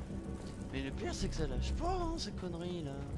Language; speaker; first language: French; native; French